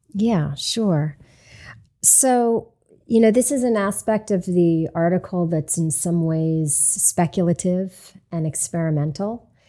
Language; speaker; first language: English; native; English